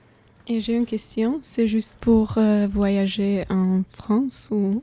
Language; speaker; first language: French; non-native, fluent; Slovak